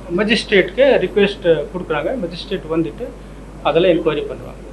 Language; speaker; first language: Tamil; non-native, local second language; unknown